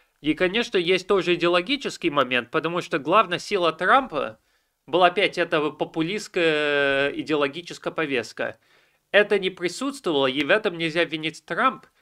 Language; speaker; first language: Russian; early bilingual, heritage; Russian